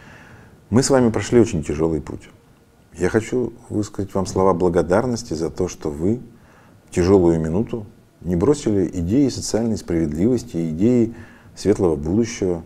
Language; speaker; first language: Russian; native; Russian